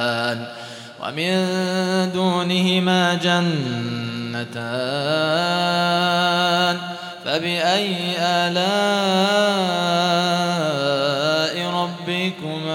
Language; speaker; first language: Arabic; native; Arabic